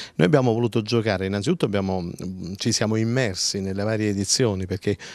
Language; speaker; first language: Italian; native; Italian